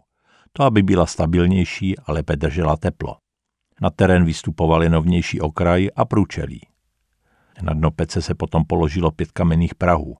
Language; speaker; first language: Czech; native; Czech